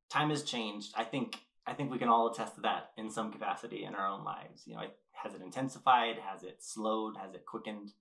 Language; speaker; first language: English; native; English